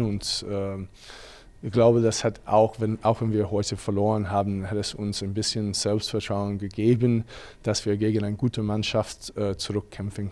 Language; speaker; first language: German; non-native, fluent; English